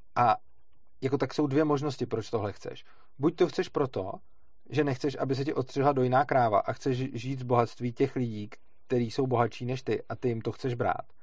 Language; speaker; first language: Czech; native; Czech